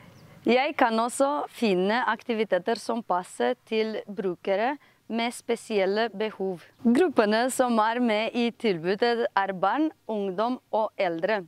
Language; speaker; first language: Norwegian; non-native, fluent; Romanian